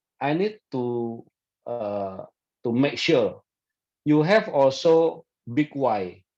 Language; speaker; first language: English; non-native, fluent; Indonesian